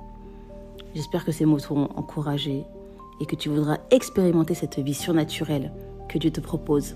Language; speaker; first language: French; native; French